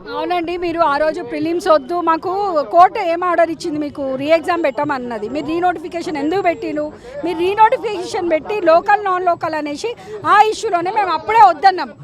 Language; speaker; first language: Telugu; native; Telugu